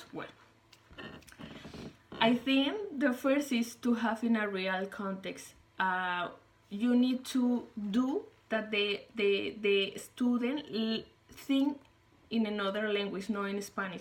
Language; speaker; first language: English; non-native, learner; Spanish